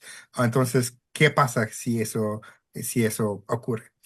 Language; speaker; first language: Spanish; early bilingual, heritage; Spanish